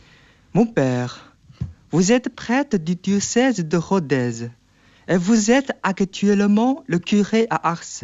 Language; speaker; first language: French; non-native, fluent; Chinese